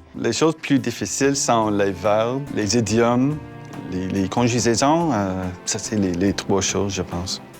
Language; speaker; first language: French; non-native, learner; English